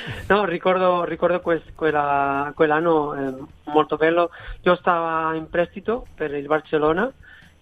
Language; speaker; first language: Italian; non-native, fluent; Spanish